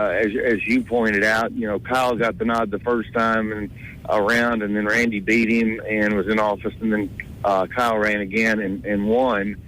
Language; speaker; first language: English; native; English